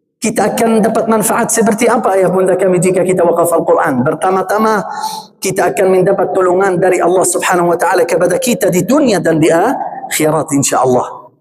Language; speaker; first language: Malay; non-native, fluent; Arabic